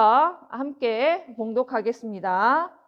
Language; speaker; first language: Korean; native; Korean